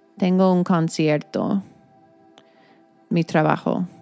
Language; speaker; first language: Spanish; non-native, fluent; English